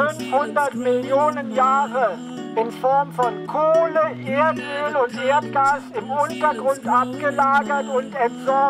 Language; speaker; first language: German; native; German